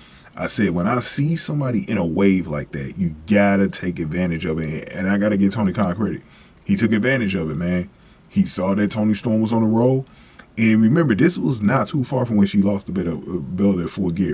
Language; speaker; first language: English; native; English